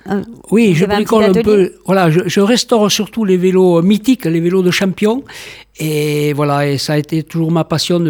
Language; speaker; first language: French; native; French